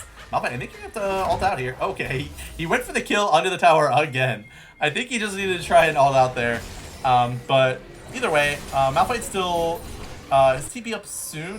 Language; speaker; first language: English; native; English